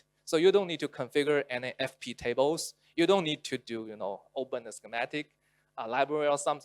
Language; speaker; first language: English; non-native, local second language; Chinese